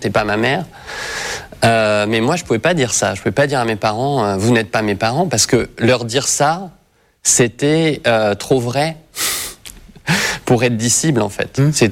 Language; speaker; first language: French; native; French